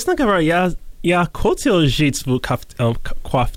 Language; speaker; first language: Russian; non-native, learner; English